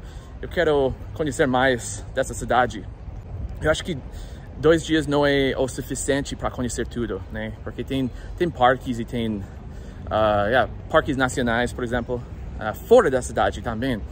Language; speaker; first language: Portuguese; non-native, learner; English